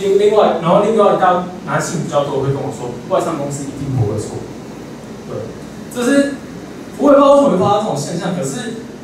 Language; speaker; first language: Chinese; native; Chinese